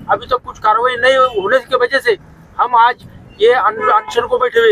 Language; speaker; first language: Hindi; non-native, local second language; Marathi